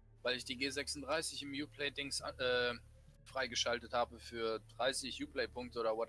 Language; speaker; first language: German; native; German